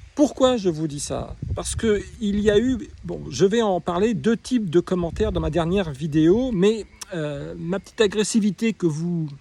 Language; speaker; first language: French; native; French